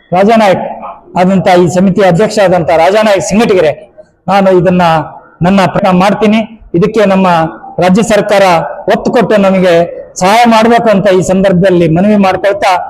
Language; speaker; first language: Kannada; non-native, local second language; Lambadi